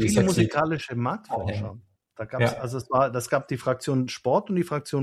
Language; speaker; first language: German; native; German